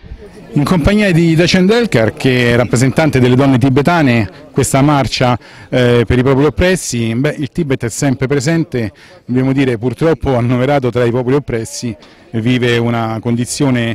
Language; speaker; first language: Italian; native; Italian